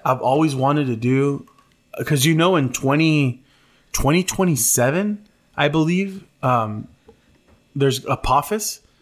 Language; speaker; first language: English; early bilingual, other home language; Spanish